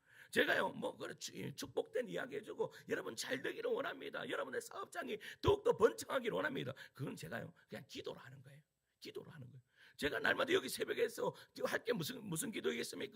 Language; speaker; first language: Korean; native; Korean